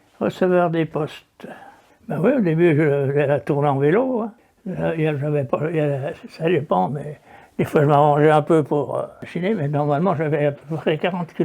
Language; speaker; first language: French; native; French